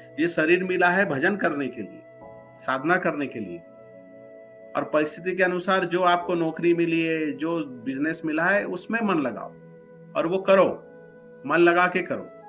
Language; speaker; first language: Hindi; non-native, local second language; Marathi